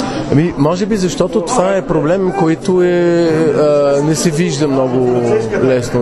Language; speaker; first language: Bulgarian; non-native, fluent; French